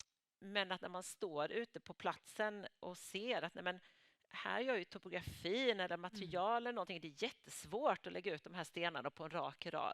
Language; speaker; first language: Swedish; native; Swedish